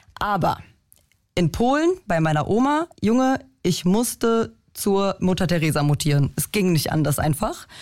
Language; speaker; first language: German; early bilingual, other home language; Polish